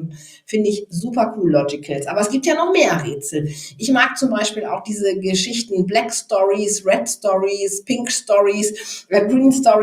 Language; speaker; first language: German; native; German